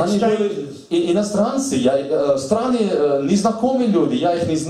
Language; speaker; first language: Russian; native; Russian